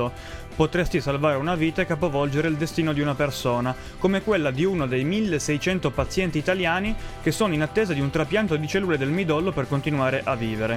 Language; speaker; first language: Italian; native; Italian